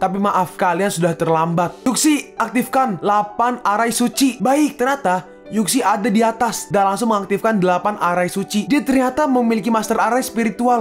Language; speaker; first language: Indonesian; native; Indonesian